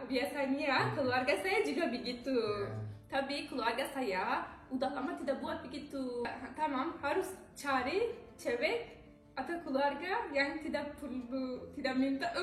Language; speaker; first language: Indonesian; non-native, learner; Turkish